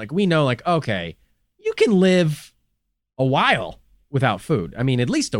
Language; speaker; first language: English; native; English